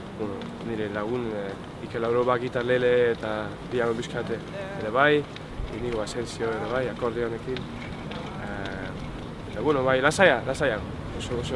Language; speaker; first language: Basque; non-native, learner; English